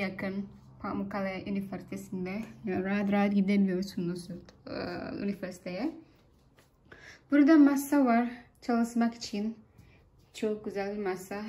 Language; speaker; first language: Turkish; non-native, learner; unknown